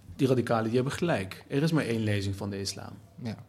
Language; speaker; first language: Dutch; native; Dutch